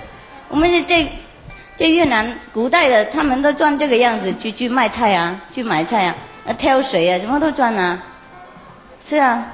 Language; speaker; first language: Chinese; non-native, fluent; Vietnamese